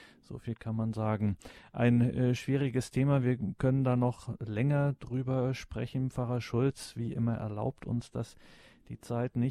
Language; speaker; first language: German; native; German